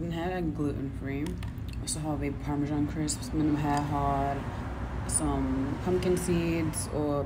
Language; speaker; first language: Swedish; early bilingual, heritage; Swedish